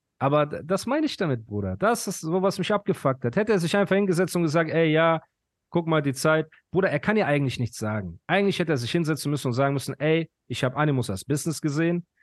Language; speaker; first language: German; early bilingual, other home language; Persian